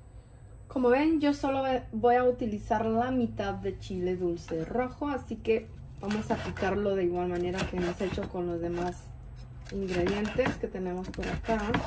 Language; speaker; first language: Spanish; native; Spanish